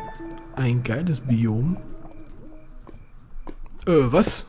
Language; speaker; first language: German; native; German